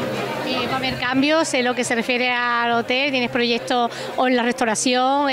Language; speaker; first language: Spanish; native; Spanish